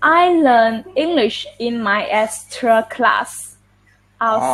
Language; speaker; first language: English; non-native, learner; Vietnamese